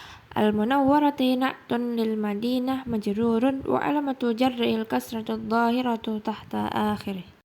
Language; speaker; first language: Arabic; non-native, learner; Indonesian